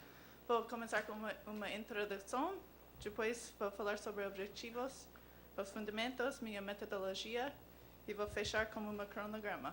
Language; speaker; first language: Portuguese; non-native, learner; English